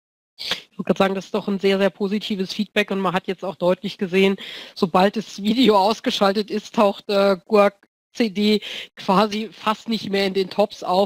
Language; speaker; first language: German; native; German